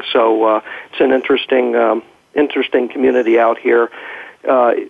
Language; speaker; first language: English; native; English